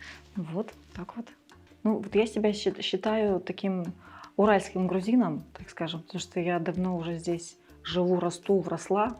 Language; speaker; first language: Russian; early bilingual, other home language; Georgian